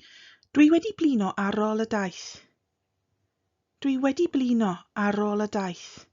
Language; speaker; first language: Welsh; non-native, fluent; English